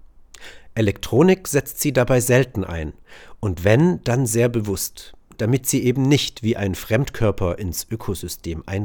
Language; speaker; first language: German; native; German